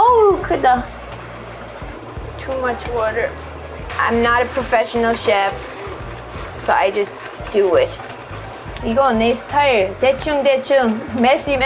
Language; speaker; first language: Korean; non-native, learner; English